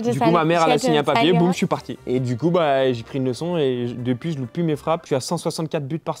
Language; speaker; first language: French; native; French